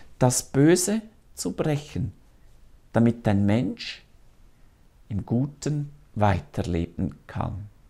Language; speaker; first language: German; native; German